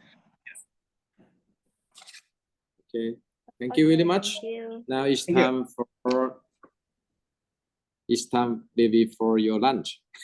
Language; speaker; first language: English; non-native, fluent; Thai